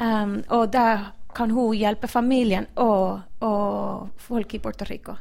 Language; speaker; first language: Norwegian; non-native, fluent; Spanish